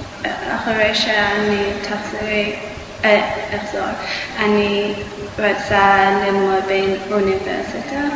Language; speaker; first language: Hebrew; non-native, learner; English